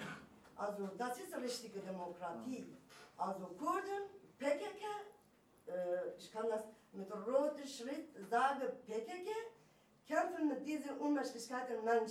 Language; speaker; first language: German; non-native, learner; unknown